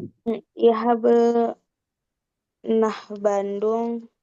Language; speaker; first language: German; non-native, learner; Indonesian